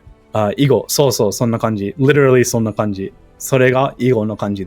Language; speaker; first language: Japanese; non-native, learner; English